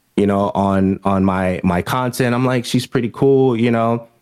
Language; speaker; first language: English; early bilingual, other home language; Haitian Creole